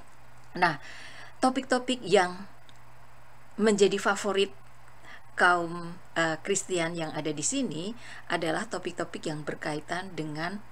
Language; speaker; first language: Indonesian; native; Indonesian